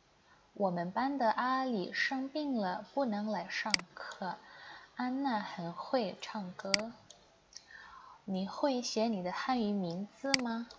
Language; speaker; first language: Chinese; non-native, fluent; Indonesian